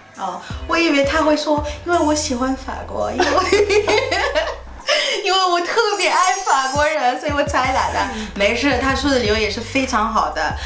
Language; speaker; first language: Chinese; non-native, fluent; French